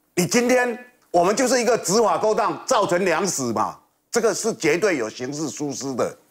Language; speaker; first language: Chinese; native; Chinese